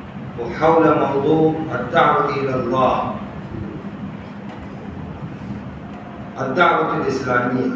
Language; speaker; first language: Arabic; non-native, fluent; Urdu